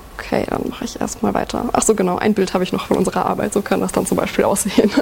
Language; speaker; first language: German; native; German